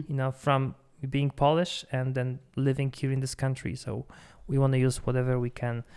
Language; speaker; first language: English; non-native, fluent; Polish